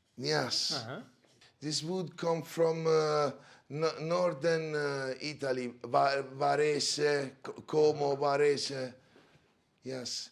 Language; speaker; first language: English; non-native, learner; Italian